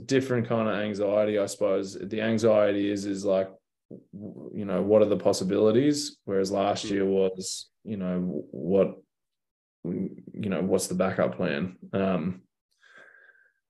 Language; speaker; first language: English; native; English